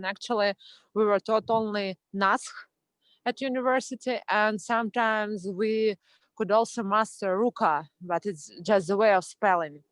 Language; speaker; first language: English; non-native, fluent; Russian